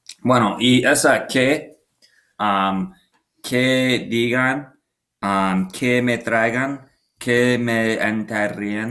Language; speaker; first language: Spanish; non-native, learner; English